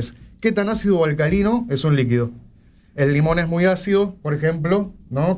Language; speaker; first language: Spanish; native; Spanish